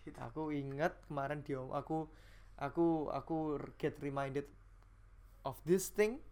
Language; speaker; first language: Indonesian; native; Indonesian